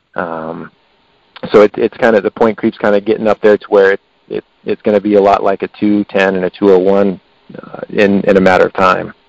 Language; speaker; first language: English; native; English